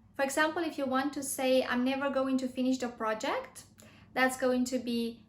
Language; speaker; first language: English; non-native, fluent; Romanian